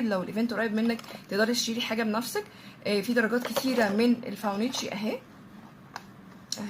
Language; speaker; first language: Arabic; native; Arabic